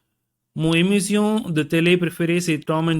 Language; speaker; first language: French; non-native, learner; Tamil